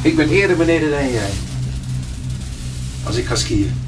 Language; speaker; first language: Dutch; native; Dutch